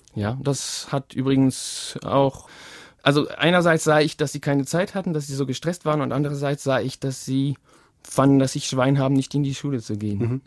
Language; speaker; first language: German; non-native, fluent; French